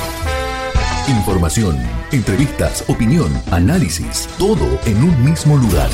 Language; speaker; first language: Spanish; native; Spanish